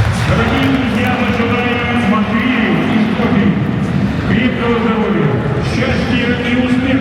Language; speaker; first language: Russian; native; Russian